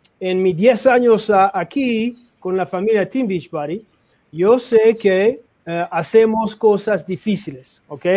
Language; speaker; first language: Spanish; non-native, learner; English